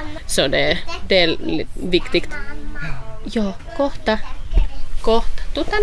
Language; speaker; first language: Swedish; non-native, local second language; Finnish